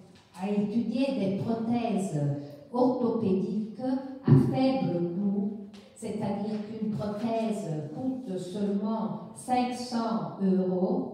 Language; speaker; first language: French; non-native, fluent; Italian